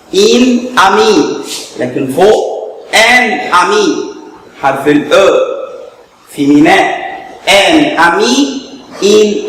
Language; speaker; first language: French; non-native, fluent; Arabic